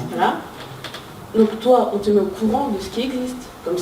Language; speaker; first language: French; native; French